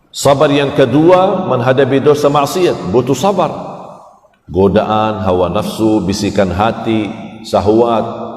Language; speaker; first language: Malay; non-native, fluent; Arabic